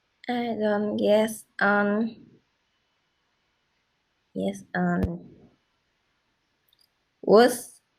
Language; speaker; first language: English; non-native, learner; Vietnamese